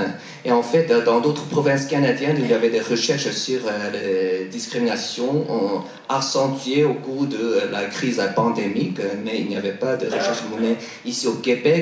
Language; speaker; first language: French; non-native, fluent; Korean